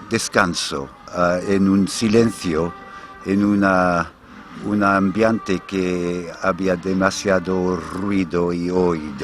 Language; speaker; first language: Spanish; non-native, fluent; English